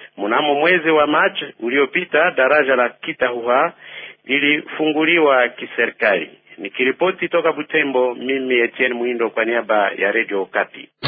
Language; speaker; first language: Swahili; non-native, local second language; Nande